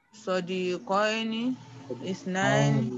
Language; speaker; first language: Arabic; non-native, learner; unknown